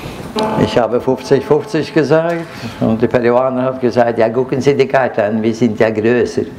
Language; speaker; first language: German; non-native, fluent; Norwegian